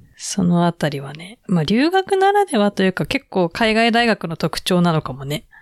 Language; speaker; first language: Japanese; native; Japanese